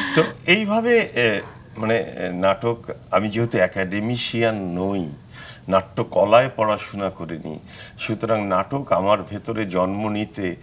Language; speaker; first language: Bangla; native; Bangla